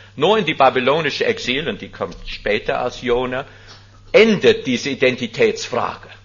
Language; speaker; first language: German; non-native, fluent; English